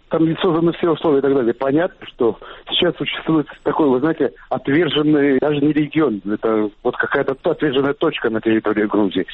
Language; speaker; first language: Russian; non-native, local second language; Georgian